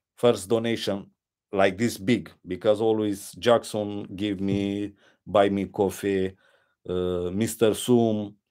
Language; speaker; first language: English; non-native, learner; Romanian